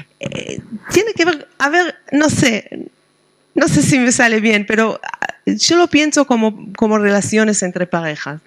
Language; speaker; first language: Spanish; non-native, fluent; Hebrew